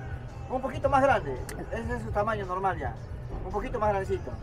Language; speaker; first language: Spanish; native; Spanish